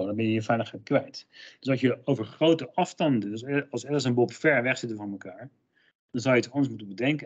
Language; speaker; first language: Dutch; native; Dutch